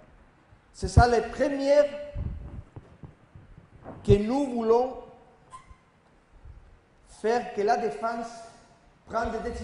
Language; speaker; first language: French; non-native, learner; Spanish